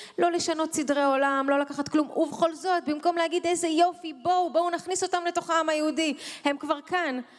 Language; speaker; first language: Hebrew; early bilingual, other home language; Russian